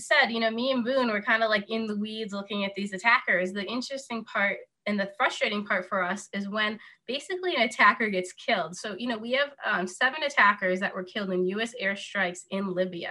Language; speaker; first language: English; native; English